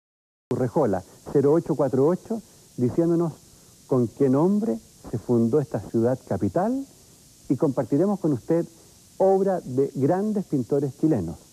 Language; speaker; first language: Spanish; native; Spanish